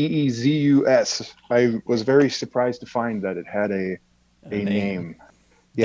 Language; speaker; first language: English; native; English